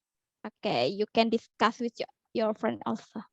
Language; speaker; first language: English; non-native, learner; Indonesian